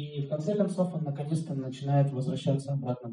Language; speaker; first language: Russian; native; Russian